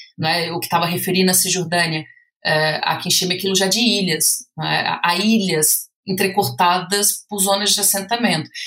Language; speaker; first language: Portuguese; native; Portuguese